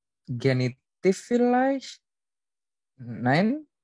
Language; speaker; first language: German; non-native, learner; Indonesian